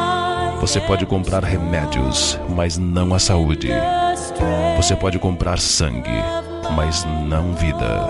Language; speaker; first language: Portuguese; native; Portuguese